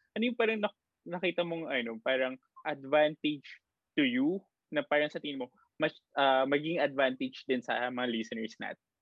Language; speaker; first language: Filipino; native; Filipino